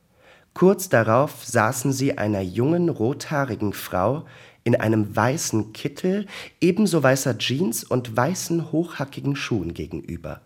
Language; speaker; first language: German; native; German